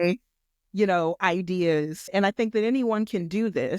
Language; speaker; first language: English; native; English